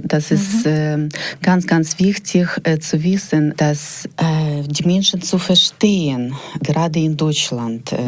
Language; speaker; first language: German; non-native, learner; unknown